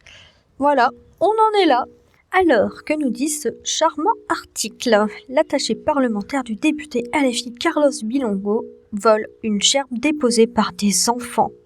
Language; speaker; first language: French; native; French